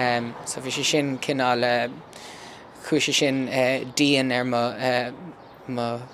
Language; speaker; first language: Irish; early bilingual, heritage; English